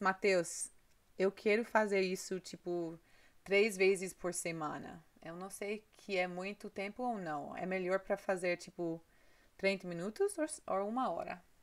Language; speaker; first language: Portuguese; non-native, learner; English